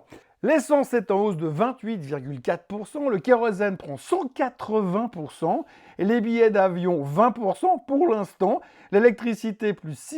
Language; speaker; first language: French; native; French